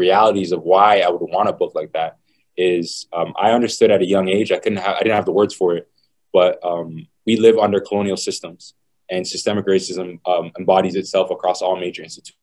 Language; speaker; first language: English; native; English